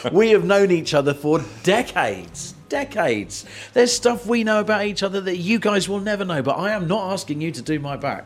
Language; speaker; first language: English; native; English